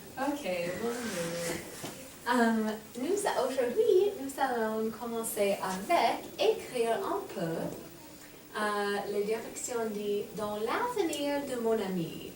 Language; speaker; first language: French; non-native, fluent; English